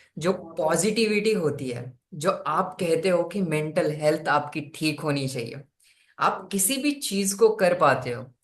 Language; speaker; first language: Hindi; non-native, local second language; Marathi